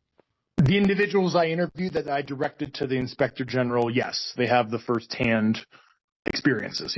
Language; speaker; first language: English; native; English